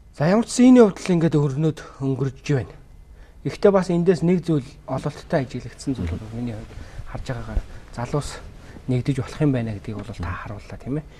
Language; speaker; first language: Mongolian; native; Mongolian